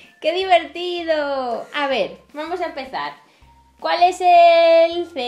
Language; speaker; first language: Spanish; native; Spanish